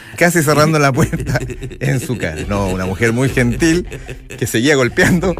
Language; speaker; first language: Spanish; native; Spanish